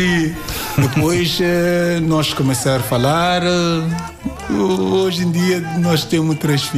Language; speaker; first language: Portuguese; non-native, learner; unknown